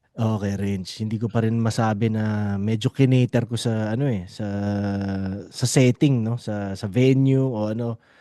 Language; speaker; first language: Filipino; native; Filipino